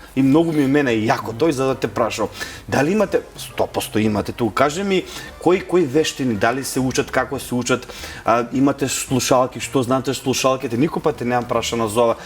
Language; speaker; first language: Macedonian; native; Macedonian